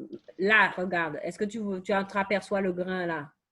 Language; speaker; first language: French; native; French